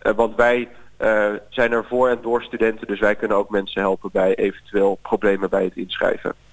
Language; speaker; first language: Dutch; native; Dutch